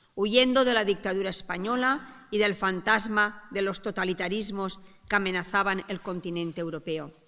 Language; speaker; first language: Spanish; non-native, local second language; Catalan